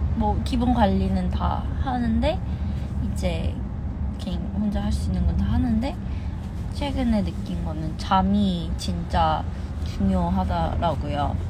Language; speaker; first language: Korean; early bilingual, heritage; Korean